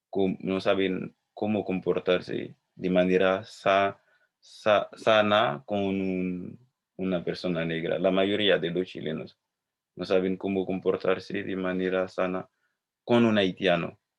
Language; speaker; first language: Spanish; non-native, fluent; Haitian Creole